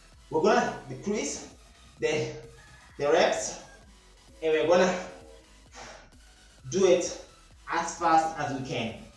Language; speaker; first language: English; non-native, learner; Portuguese